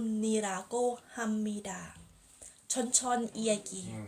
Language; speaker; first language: Korean; non-native, learner; Thai